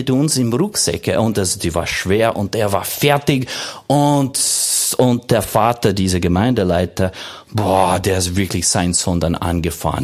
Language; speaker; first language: German; non-native, fluent; English